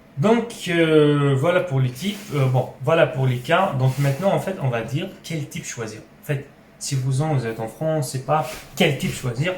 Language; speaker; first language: French; non-native, local second language; Arabic